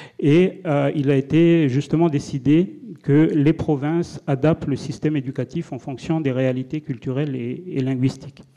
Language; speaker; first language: French; non-native, local second language; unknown